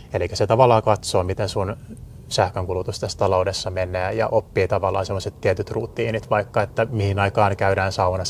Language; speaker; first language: Finnish; native; Finnish